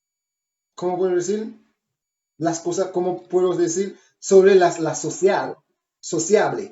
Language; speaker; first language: Spanish; non-native, learner; Haitian Creole